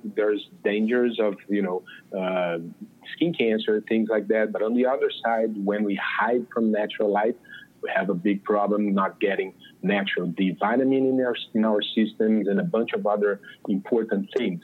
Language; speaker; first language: English; non-native, fluent; Portuguese